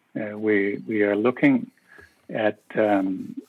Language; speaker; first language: English; non-native, fluent; Danish